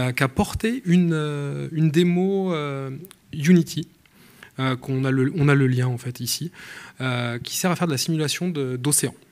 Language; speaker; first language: French; native; French